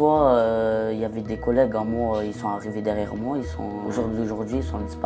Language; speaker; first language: French; non-native, local second language; Arabic